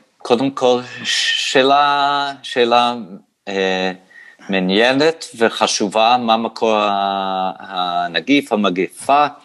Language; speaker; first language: Hebrew; non-native, fluent; English